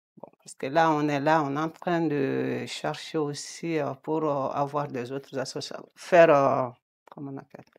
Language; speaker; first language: French; non-native, local second language; Bambara